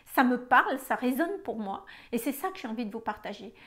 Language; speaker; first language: French; non-native, fluent; Malagasy